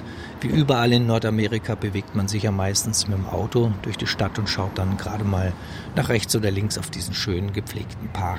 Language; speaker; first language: German; native; German